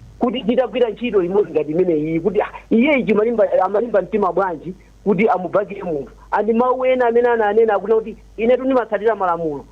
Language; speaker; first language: Nyanja; native; Nyanja